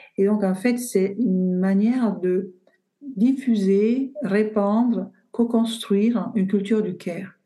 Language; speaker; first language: French; non-native, fluent; Italian